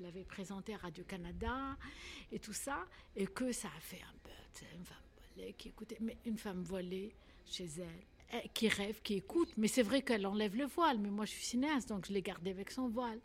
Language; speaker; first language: French; non-native, local second language; Arabic